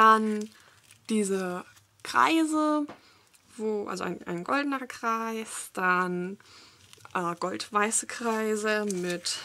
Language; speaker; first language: German; native; German